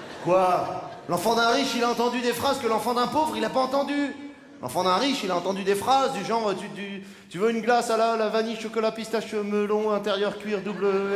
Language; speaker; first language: French; native; French